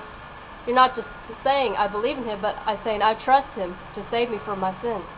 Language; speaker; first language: English; native; English